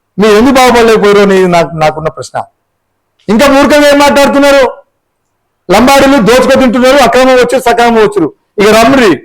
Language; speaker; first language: Telugu; non-native, local second language; Lambadi